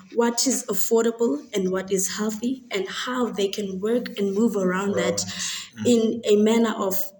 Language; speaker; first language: English; non-native, local second language; Xhosa